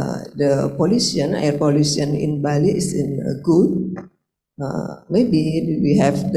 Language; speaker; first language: English; non-native, learner; Indonesian